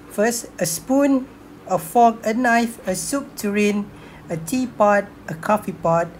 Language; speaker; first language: English; non-native, local second language; Malay